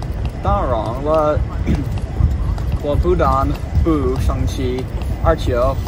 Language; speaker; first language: Chinese; non-native, learner; English